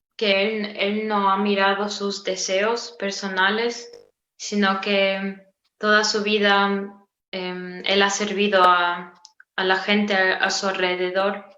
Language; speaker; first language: Spanish; non-native, learner; Romanian